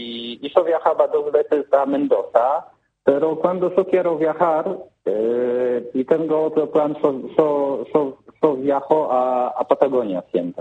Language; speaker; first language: Spanish; non-native, learner; Polish